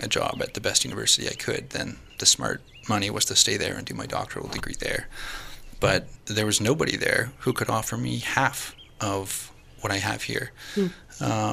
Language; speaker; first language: English; native; English